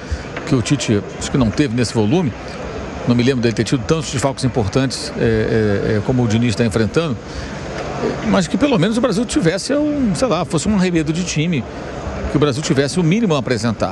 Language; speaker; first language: Portuguese; native; Portuguese